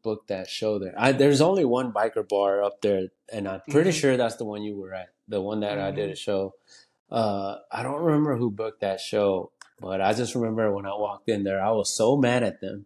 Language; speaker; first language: English; early bilingual, other home language; Spanish